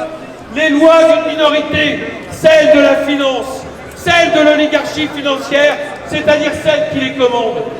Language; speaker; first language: French; native; French